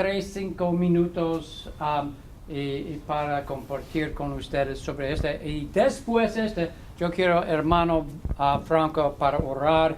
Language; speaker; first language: Spanish; non-native, fluent; English